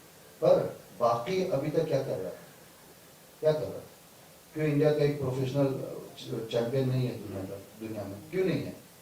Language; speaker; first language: Hindi; non-native, fluent; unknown